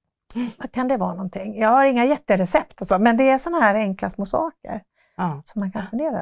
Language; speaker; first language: Swedish; native; Swedish